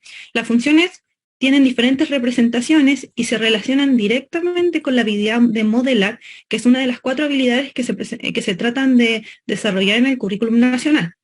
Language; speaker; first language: Spanish; native; Spanish